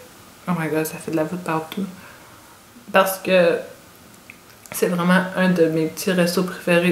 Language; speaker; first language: French; native; French